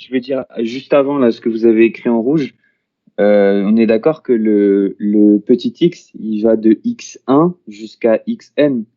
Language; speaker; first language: French; native; French